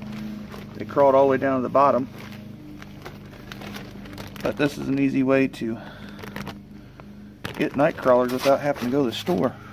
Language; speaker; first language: English; native; English